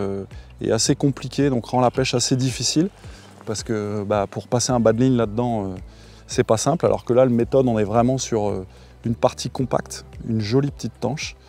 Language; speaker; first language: French; native; French